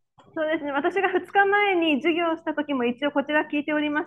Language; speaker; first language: Japanese; native; Japanese